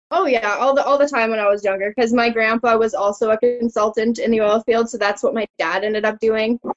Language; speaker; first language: English; native; English